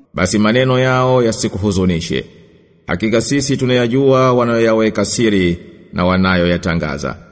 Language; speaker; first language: Swahili; native; Swahili